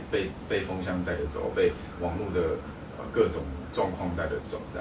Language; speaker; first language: Chinese; native; Chinese